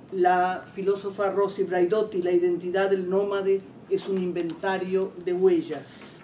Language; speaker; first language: Spanish; native; Spanish